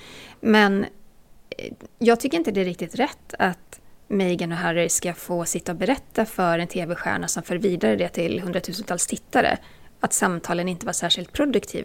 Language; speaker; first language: Swedish; native; Swedish